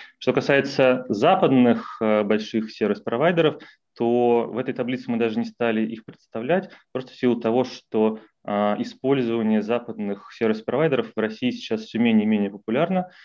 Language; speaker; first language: Russian; native; Russian